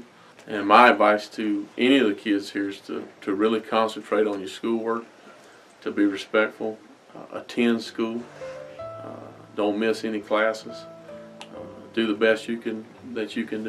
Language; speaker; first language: English; native; English